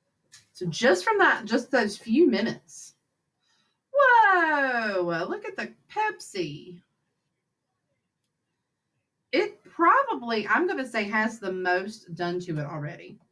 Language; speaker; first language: English; native; English